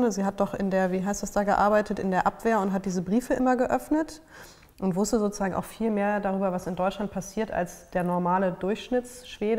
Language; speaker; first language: German; native; German